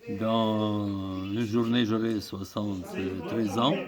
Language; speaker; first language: French; non-native, fluent; Russian